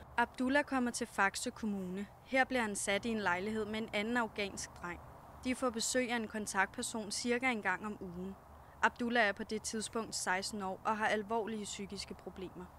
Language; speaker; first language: Danish; native; Danish